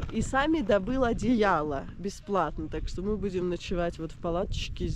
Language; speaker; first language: Russian; native; Russian